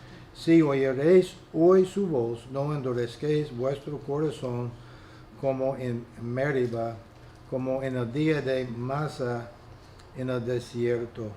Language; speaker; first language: Spanish; non-native, fluent; English